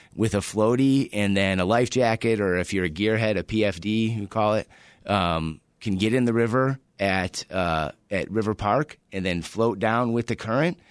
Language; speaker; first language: English; native; English